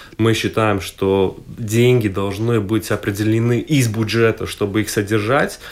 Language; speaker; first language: Russian; non-native, local second language; Latvian